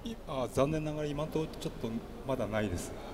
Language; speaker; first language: Japanese; native; Japanese